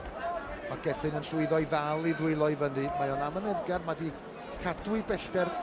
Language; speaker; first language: Welsh; native; Welsh